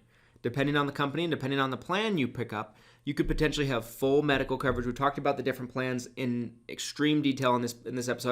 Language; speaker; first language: English; native; English